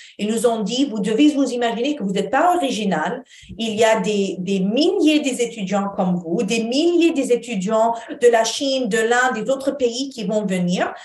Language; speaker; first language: French; non-native, fluent; Arabic